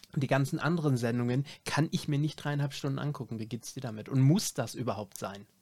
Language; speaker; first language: German; native; German